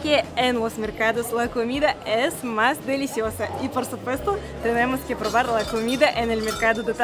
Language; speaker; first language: Spanish; non-native, fluent; Russian